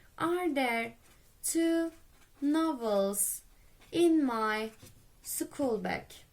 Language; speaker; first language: English; non-native, fluent; Turkish